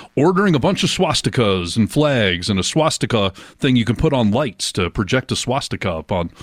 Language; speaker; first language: English; native; English